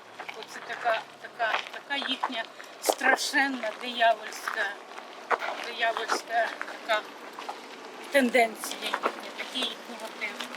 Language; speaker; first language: Ukrainian; native; Ukrainian